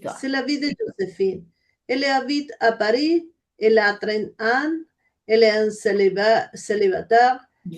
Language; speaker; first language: French; non-native, learner; Spanish